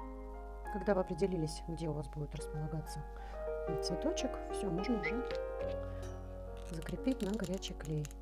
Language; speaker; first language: Russian; native; Russian